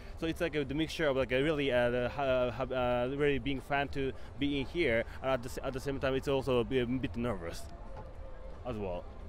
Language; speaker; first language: English; non-native, fluent; Japanese